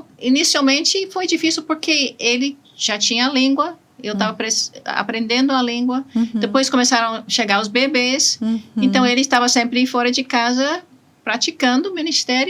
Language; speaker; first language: Portuguese; non-native, fluent; English